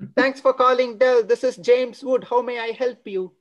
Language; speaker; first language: English; non-native, local second language; Tamil